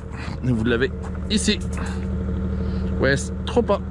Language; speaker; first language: French; native; French